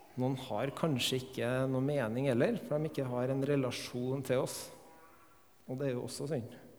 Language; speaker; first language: Norwegian; native; Norwegian